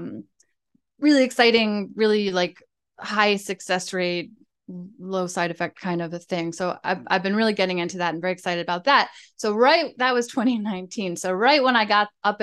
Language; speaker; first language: English; native; English